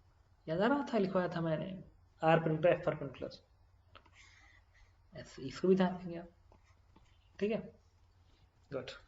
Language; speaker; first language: Hindi; native; Hindi